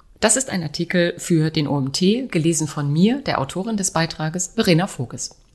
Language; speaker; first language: German; native; German